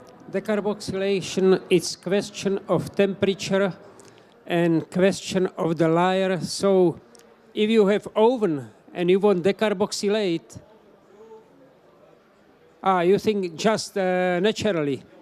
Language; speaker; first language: English; non-native, fluent; Czech